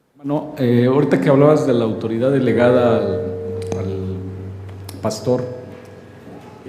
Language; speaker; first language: Spanish; native; Spanish